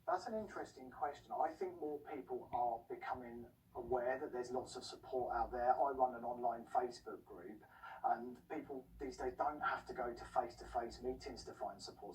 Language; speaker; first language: English; native; English